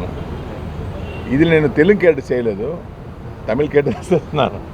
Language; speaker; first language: Telugu; non-native, learner; Tamil